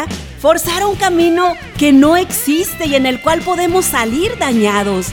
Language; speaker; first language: Spanish; native; Spanish